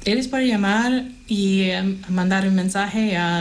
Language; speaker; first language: Spanish; non-native, fluent; English